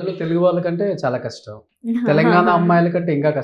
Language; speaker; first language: Telugu; native; Telugu